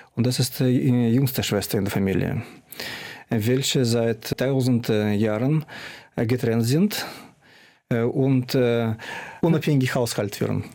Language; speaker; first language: German; non-native, fluent; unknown